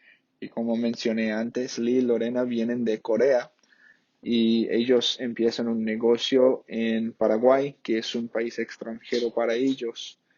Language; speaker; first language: Spanish; non-native, fluent; English